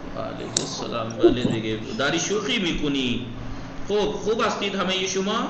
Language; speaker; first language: Persian; non-native, fluent; Urdu